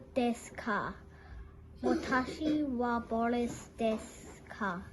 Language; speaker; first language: Japanese; non-native, learner; English